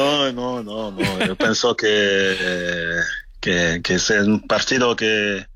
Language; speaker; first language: Spanish; non-native, fluent; French